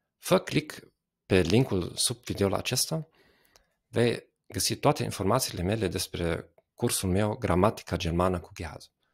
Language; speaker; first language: Romanian; non-native, fluent; German